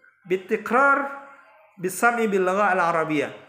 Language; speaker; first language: Arabic; non-native, fluent; Indonesian